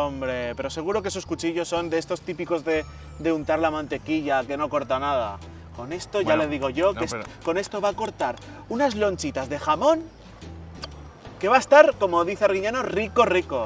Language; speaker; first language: Spanish; native; Spanish